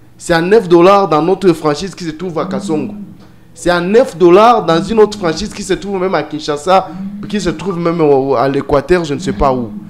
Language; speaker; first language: French; non-native, local second language; Swahili